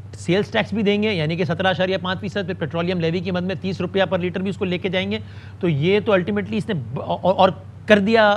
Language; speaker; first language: Urdu; native; Urdu